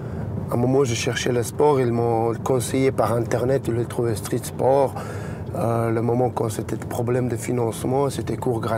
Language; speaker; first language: French; non-native, learner; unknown